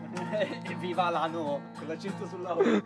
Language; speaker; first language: Italian; native; Italian